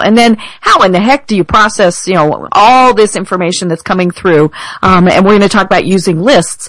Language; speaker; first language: English; native; English